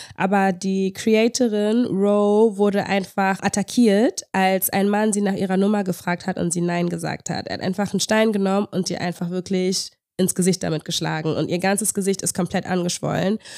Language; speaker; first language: German; native; German